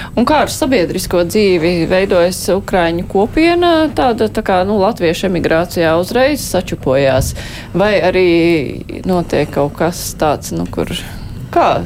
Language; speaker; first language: Latvian; native; Latvian